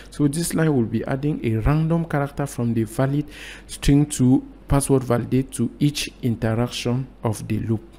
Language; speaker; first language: English; non-native, local second language; French